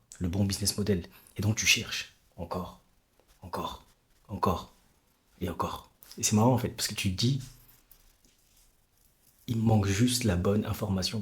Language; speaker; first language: French; native; French